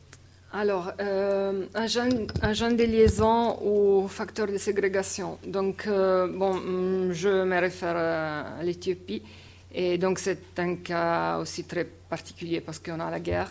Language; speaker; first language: French; non-native, fluent; Italian